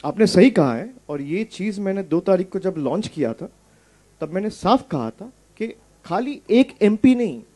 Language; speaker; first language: Hindi; non-native, local second language; Bangla